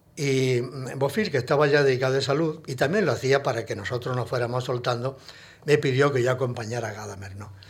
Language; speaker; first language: Spanish; native; Spanish